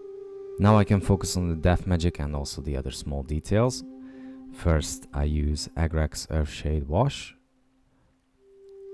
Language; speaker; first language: English; non-native, fluent; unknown